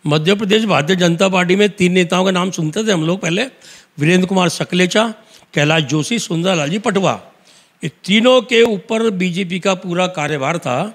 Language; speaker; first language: Hindi; native; Hindi